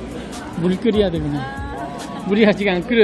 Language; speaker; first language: Korean; native; Korean